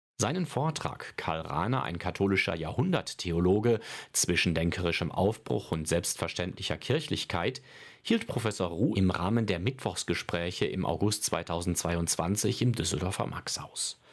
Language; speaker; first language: German; native; German